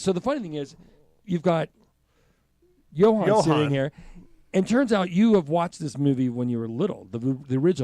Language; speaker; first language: English; native; English